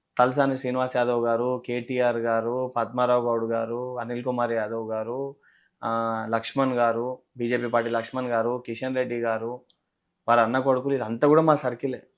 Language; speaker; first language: Telugu; native; Telugu